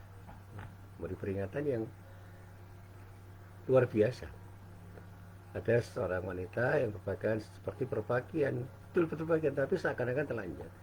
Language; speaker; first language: Indonesian; native; Indonesian